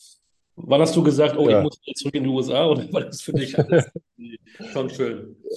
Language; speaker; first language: German; native; German